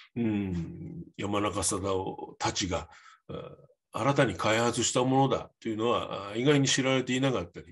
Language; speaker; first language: Japanese; native; Japanese